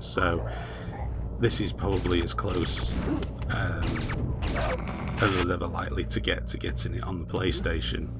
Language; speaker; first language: English; native; English